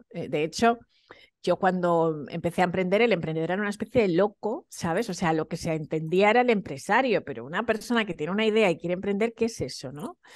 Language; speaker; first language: Spanish; early bilingual, other home language; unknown